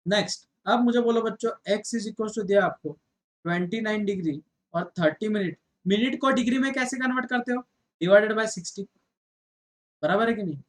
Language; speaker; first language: Hindi; non-native, local second language; Marathi